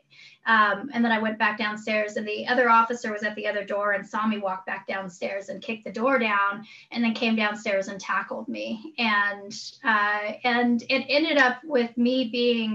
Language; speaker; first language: English; native; English